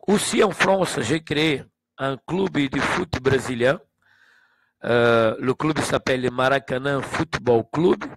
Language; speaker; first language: French; non-native, learner; Portuguese